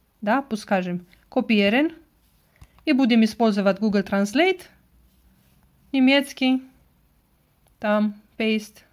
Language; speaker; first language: Russian; non-native, learner; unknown